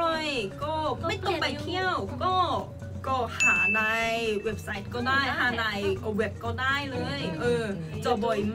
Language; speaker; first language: Thai; non-native, learner; Korean